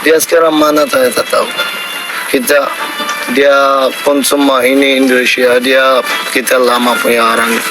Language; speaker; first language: Indonesian; non-native, learner; Rohingya